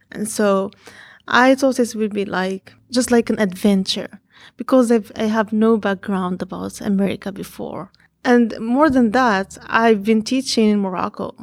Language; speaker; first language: English; non-native, fluent; Arabic